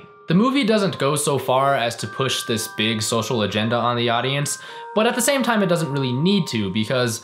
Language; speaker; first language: English; native; English